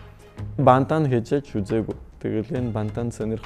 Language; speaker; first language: Mongolian; non-native, learner; French